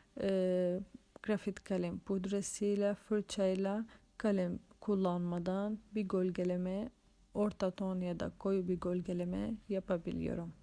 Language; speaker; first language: Turkish; non-native, fluent; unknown